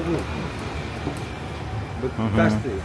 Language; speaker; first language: English; non-native, learner; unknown